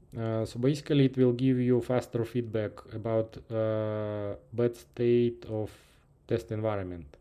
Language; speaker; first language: English; non-native, fluent; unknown